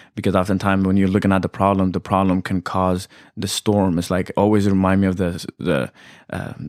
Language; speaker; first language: English; early bilingual, other home language; Amharic